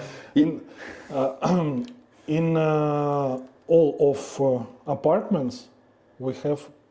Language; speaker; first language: English; non-native, learner; Russian